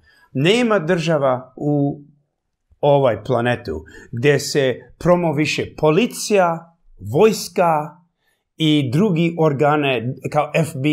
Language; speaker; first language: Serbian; early bilingual, heritage; English